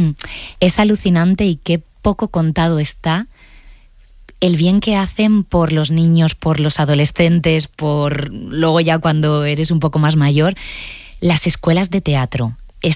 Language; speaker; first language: Spanish; native; Spanish